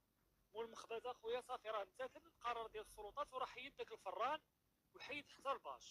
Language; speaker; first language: Arabic; native; Arabic